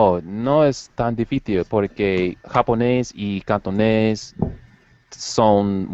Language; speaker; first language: Spanish; non-native, learner; English